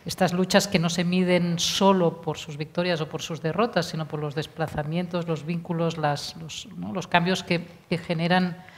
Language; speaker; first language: Spanish; non-native, local second language; Catalan